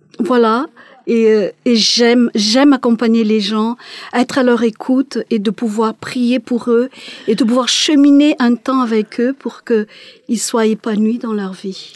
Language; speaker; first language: French; non-native, local second language; Malagasy